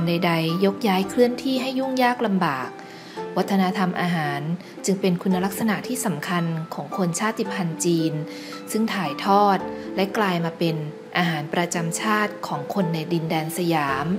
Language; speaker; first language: Thai; native; Thai